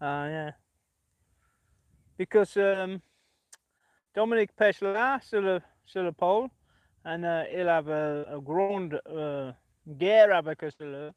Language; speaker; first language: French; non-native, learner; English